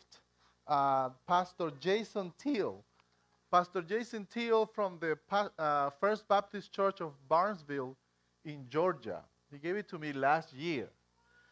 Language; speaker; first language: English; non-native, fluent; Spanish